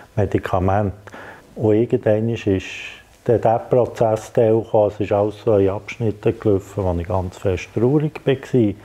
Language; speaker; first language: German; native; German